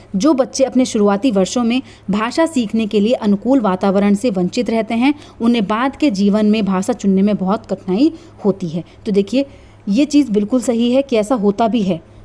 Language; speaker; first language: Hindi; native; Hindi